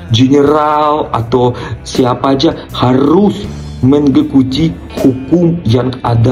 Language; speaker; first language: Indonesian; non-native, learner; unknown